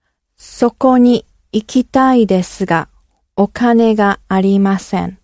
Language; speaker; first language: Japanese; non-native, learner; English